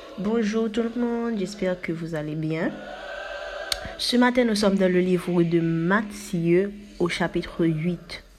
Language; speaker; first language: French; non-native, local second language; Haitian Creole